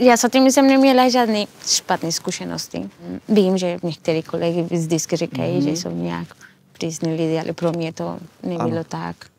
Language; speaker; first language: Czech; non-native, fluent; Spanish